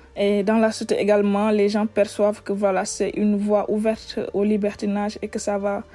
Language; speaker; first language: French; non-native, local second language; Wolof